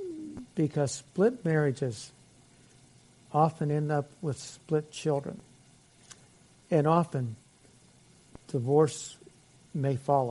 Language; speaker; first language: English; native; English